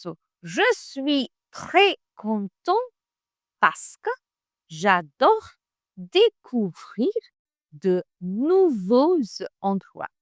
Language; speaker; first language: French; non-native, fluent; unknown